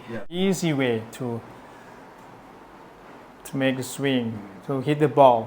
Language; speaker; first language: English; non-native, learner; Thai